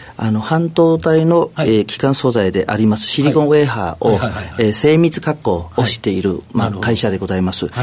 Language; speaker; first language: Japanese; non-native, fluent; Chinese